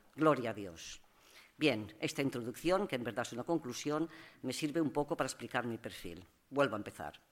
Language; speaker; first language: Spanish; non-native, local second language; Catalan